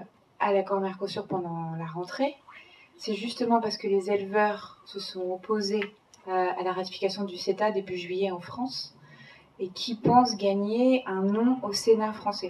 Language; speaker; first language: French; native; French